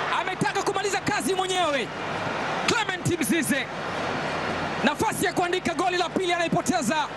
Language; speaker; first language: Swahili; native; Swahili